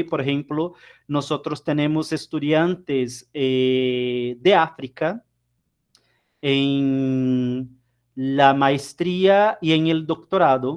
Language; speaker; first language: Spanish; non-native, fluent; Portuguese